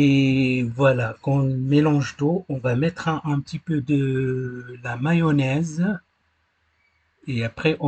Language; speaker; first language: French; non-native, learner; Arabic